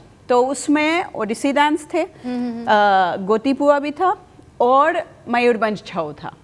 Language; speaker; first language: Hindi; non-native, fluent; Spanish